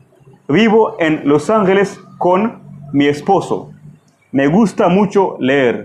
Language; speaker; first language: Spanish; non-native, fluent; Swahili